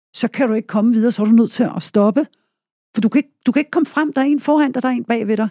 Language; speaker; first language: Danish; native; Danish